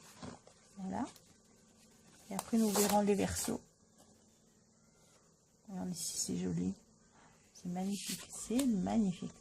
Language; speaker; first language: French; native; French